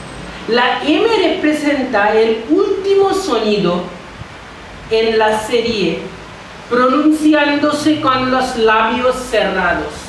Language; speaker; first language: Spanish; non-native, fluent; Bangla